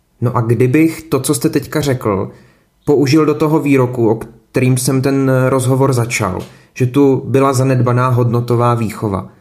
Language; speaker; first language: Czech; native; Czech